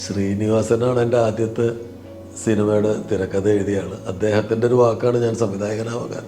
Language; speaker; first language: Malayalam; native; Malayalam